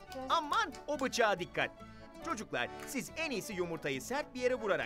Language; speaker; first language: Turkish; native; Turkish